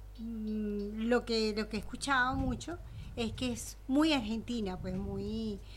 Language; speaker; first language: Spanish; native; Spanish